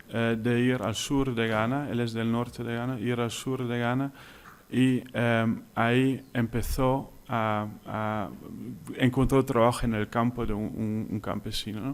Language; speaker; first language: Spanish; non-native, fluent; Dutch